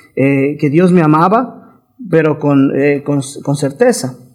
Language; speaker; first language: Spanish; native; Spanish